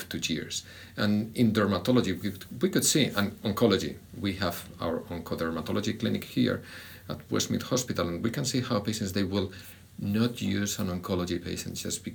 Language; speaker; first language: English; non-native, fluent; Spanish